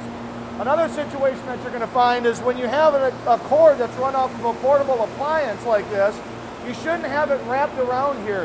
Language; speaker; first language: English; native; English